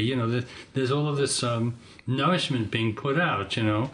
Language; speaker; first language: English; native; English